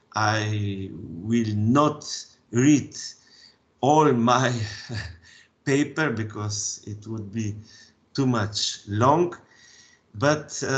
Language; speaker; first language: English; non-native, fluent; Slovenian